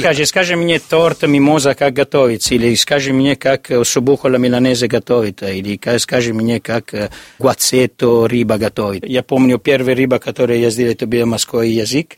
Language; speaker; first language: Russian; non-native, learner; Italian